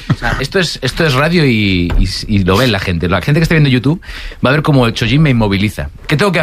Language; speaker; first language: Spanish; native; Spanish